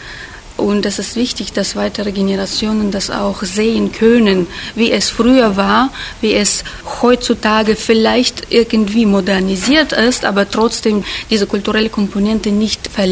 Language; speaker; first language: German; non-native, fluent; Russian